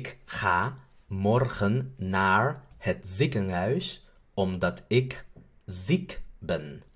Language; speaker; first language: Dutch; non-native, fluent; Spanish